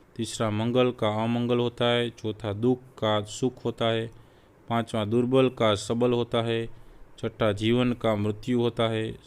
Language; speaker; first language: Hindi; non-native, local second language; Gujarati